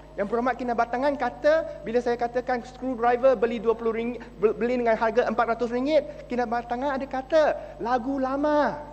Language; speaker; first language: Malay; non-native, local second language; Chinese